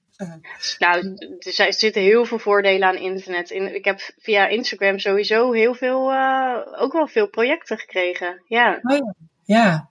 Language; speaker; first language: Dutch; native; Dutch